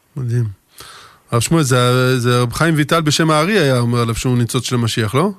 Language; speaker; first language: Hebrew; early bilingual, other home language; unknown